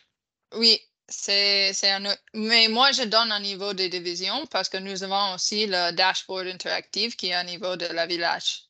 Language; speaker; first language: French; non-native, fluent; English